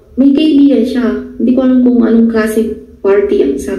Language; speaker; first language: Filipino; non-native, learner; Chinese